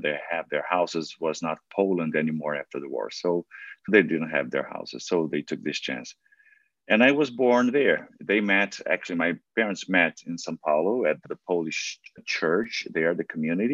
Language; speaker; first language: English; non-native, fluent; Portuguese